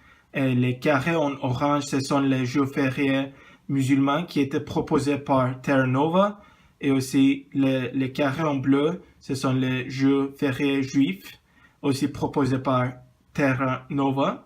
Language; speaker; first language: French; non-native, learner; English